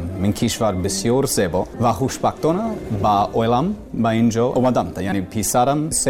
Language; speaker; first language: Persian; non-native, learner; English